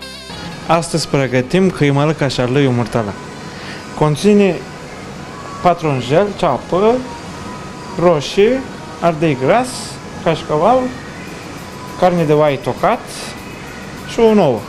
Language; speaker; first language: Romanian; non-native, learner; Turkish